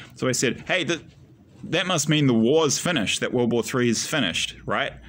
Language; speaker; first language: English; native; English